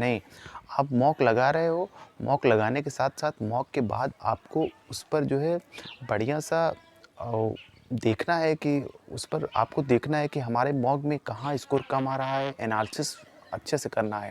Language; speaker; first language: Hindi; native; Hindi